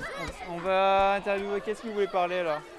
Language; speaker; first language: French; native; French